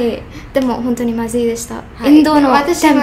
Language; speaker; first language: Japanese; non-native, learner; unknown